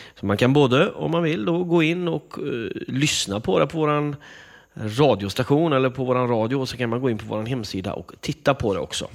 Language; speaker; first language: Swedish; native; Swedish